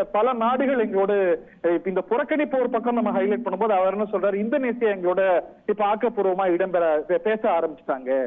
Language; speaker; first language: Tamil; native; Tamil